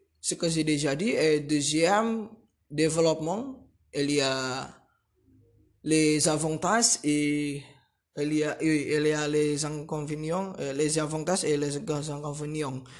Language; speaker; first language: French; non-native, learner; Indonesian